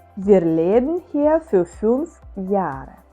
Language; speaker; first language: German; non-native, fluent; Ukrainian